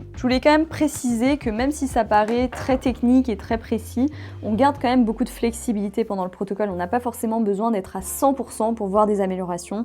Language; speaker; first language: French; native; French